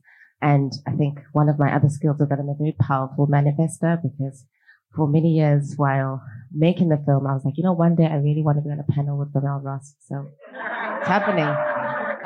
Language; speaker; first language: English; non-native, local second language; Xhosa